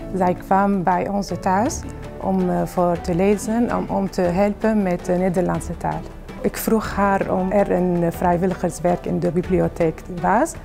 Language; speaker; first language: Dutch; non-native, fluent; Arabic